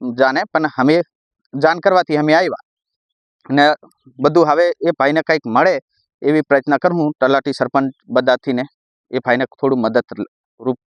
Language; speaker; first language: Gujarati; non-native, local second language; Rathawi